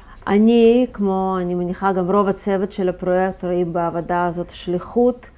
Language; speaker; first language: Hebrew; non-native, fluent; Russian